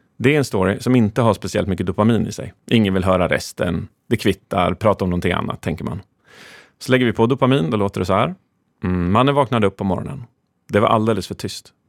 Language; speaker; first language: Swedish; native; Swedish